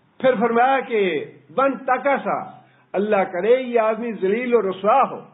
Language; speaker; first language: Urdu; non-native, local second language; Punjabi